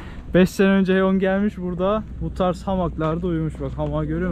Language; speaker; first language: Turkish; native; Turkish